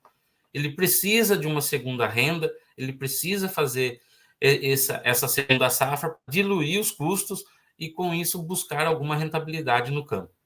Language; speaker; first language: Portuguese; native; Portuguese